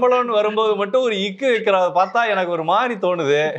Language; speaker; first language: Tamil; native; Tamil